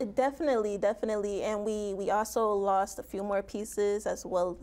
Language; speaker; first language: English; native; English